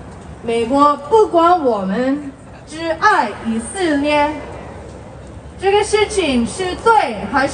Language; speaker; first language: Chinese; non-native, learner; Korean